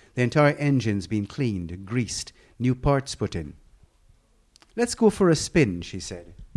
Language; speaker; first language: English; native; English